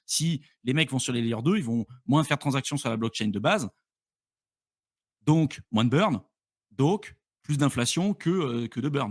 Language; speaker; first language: French; native; French